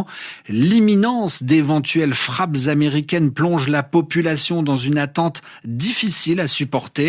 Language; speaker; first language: French; native; French